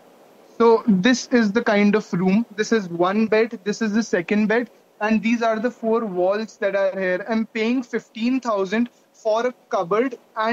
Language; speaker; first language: English; non-native, local second language; Hindi